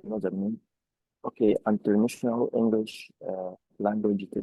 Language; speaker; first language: English; non-native, fluent; Arabic